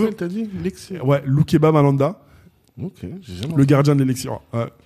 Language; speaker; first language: French; native; French